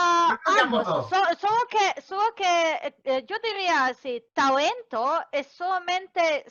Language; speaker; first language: Spanish; non-native, fluent; Serbian